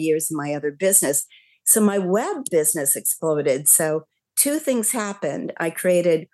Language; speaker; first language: English; native; English